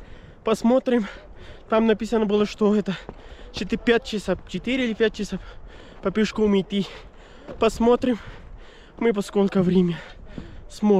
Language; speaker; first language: Russian; non-native, learner; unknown